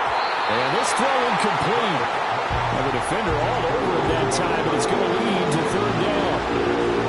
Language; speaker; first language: English; native; English